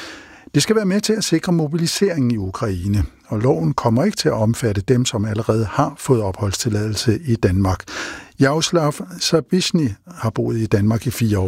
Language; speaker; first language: Danish; native; Danish